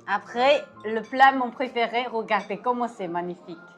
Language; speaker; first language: French; non-native, fluent; Chinese